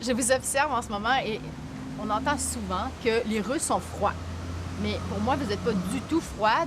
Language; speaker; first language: French; native; French